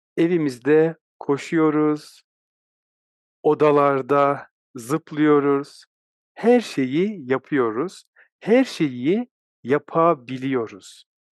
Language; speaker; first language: Turkish; native; Turkish